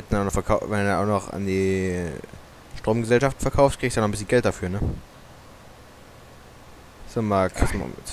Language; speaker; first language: German; native; German